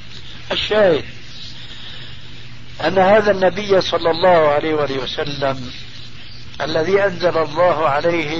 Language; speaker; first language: Arabic; early bilingual, other home language; Albanian